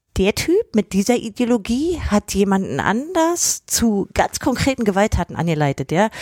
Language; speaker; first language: German; native; German